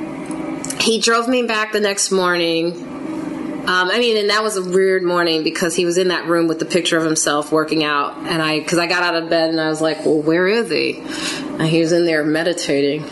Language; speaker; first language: English; native; English